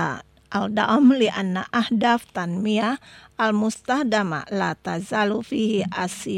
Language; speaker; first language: Arabic; non-native, fluent; Indonesian